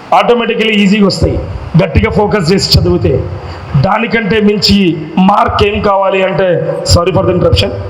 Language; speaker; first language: Telugu; native; Telugu